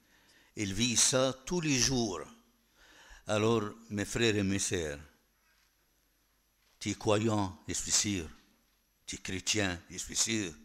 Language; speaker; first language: French; non-native, fluent; Arabic